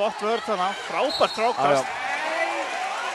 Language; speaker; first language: Icelandic; native; Icelandic